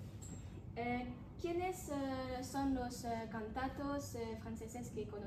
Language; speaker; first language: Spanish; non-native, learner; French